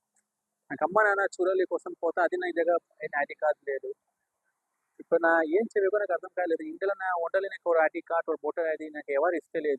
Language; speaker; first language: Telugu; non-native, learner; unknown